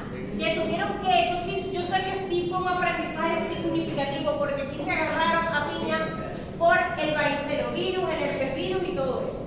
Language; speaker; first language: Spanish; native; Spanish